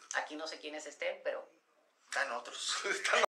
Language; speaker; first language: Spanish; native; Spanish